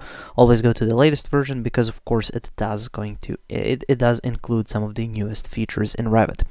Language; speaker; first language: English; non-native, fluent; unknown